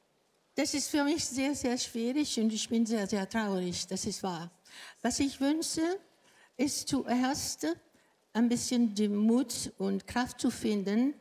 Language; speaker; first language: German; non-native, fluent; Greek